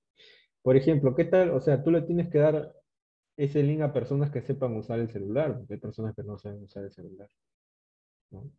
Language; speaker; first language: Spanish; native; Spanish